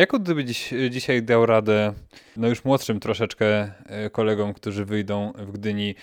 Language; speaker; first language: Polish; native; Polish